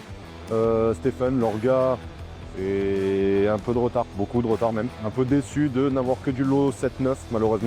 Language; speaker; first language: French; native; French